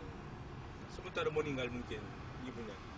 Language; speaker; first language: Indonesian; non-native, learner; Korean